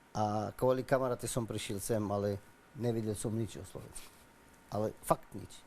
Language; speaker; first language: Slovak; non-native, learner; Arabic